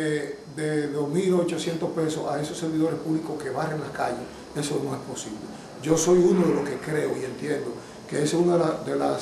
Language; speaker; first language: Spanish; native; Spanish